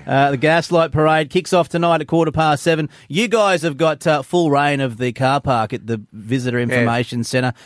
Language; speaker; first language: English; native; English